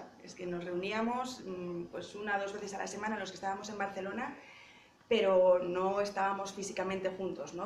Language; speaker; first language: Spanish; native; Spanish